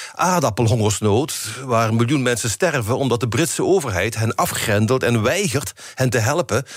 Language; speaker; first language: Dutch; native; Dutch